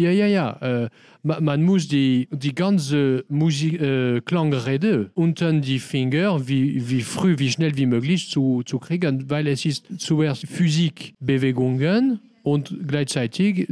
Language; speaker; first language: German; non-native, learner; French